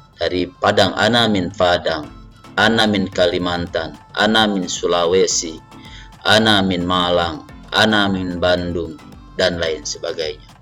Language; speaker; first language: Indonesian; native; Indonesian